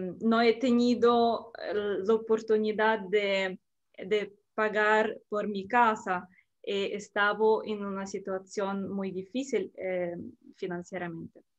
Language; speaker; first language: Spanish; non-native, learner; Russian